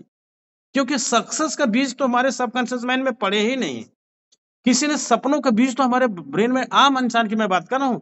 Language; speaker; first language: Hindi; native; Hindi